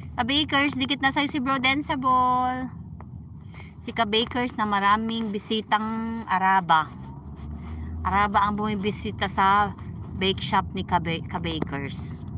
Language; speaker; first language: Filipino; native; Filipino